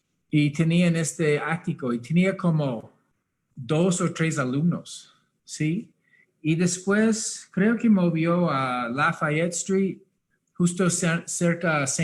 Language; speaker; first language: Spanish; early bilingual, heritage; English